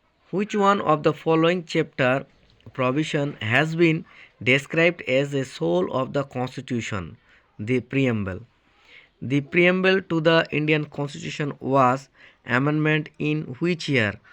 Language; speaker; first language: English; non-native, local second language; Bangla